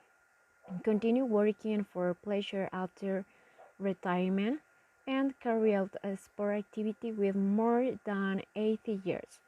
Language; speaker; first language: English; non-native, learner; Spanish